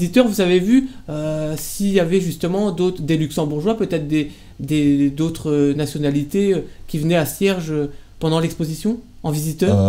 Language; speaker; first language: French; native; French